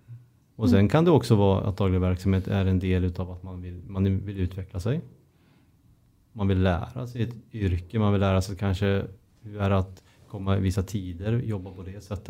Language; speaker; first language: Swedish; native; Swedish